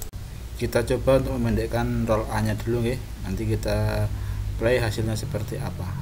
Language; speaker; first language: Indonesian; native; Indonesian